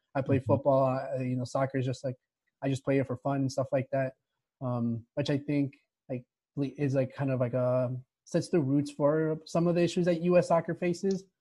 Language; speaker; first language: English; early bilingual, other home language; Spanish